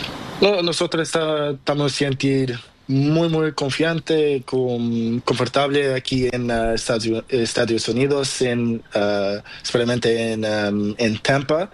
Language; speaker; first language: Spanish; non-native, learner; Portuguese